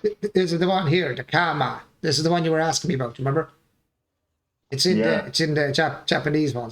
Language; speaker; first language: English; native; English